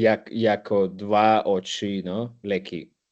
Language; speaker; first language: Czech; non-native, learner; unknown